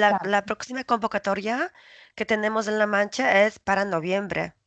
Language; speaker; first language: Spanish; non-native, fluent; Polish